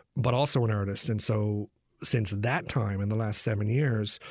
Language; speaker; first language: English; native; English